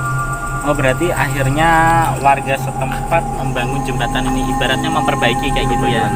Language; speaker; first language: Indonesian; native; Indonesian